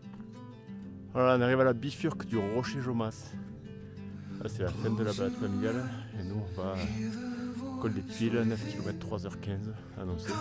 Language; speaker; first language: French; native; French